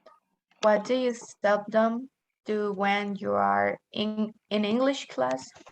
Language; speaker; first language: English; non-native, learner; Spanish